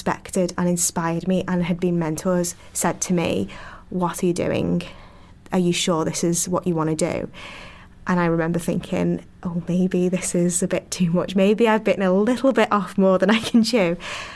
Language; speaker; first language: English; native; English